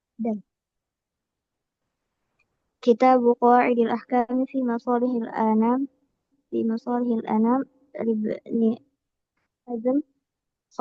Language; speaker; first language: Arabic; non-native, learner; Indonesian